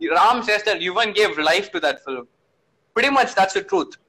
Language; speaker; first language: English; non-native, local second language; Tamil